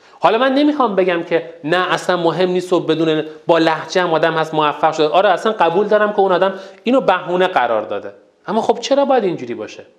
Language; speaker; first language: Persian; non-native, local second language; Azerbaijani